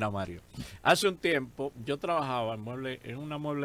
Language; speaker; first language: Spanish; native; Spanish